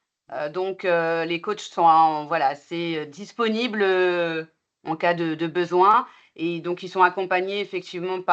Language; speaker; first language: French; native; French